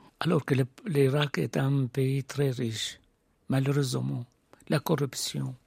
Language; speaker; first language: French; non-native, fluent; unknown